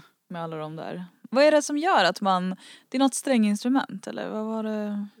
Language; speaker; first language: Swedish; native; Swedish